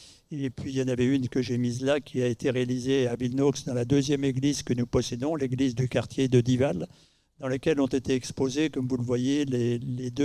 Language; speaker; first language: French; native; French